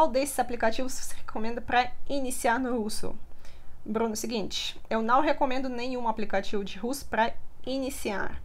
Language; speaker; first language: Portuguese; non-native, fluent; Russian